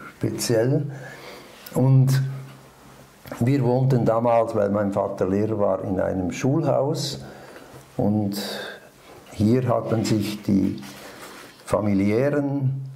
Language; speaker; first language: German; native; German